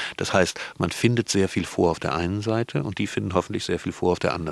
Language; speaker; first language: German; native; German